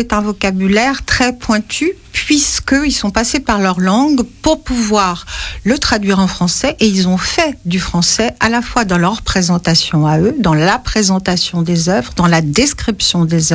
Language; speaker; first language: French; native; French